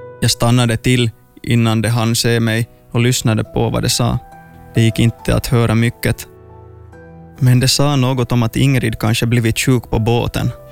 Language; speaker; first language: Swedish; native; Swedish